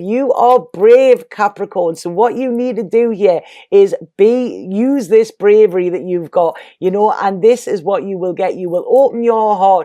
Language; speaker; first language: English; native; English